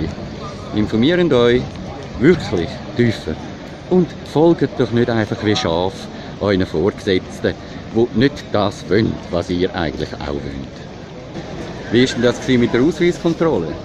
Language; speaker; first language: German; native; German